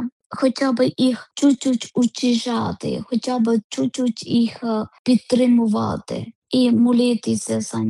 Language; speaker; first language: Ukrainian; non-native, learner; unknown